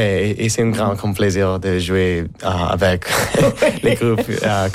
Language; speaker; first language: French; non-native, fluent; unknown